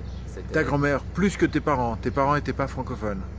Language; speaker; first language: French; native; French